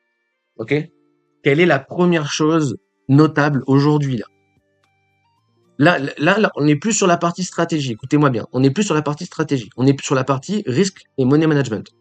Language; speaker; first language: French; native; French